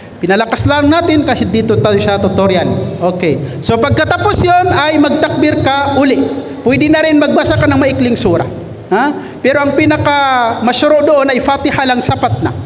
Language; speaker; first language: Filipino; non-native, local second language; Maguindanaon